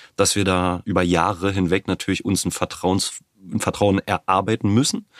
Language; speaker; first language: German; native; German